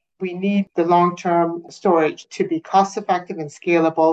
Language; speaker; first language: English; non-native, fluent; Persian